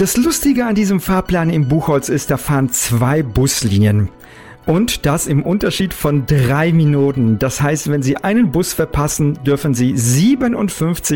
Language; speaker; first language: German; native; German